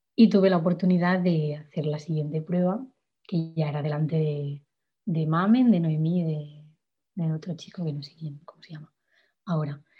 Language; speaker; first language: Spanish; native; Spanish